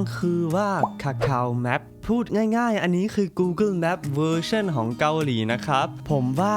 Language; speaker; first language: Thai; non-native, fluent; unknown